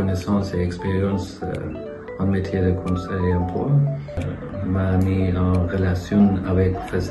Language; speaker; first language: French; non-native, fluent; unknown